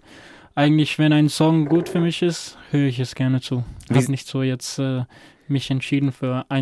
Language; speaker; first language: German; non-native, fluent; Croatian